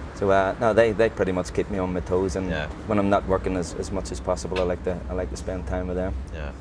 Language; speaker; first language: English; native; English